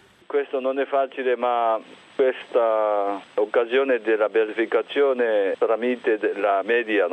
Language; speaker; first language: Italian; non-native, fluent; Japanese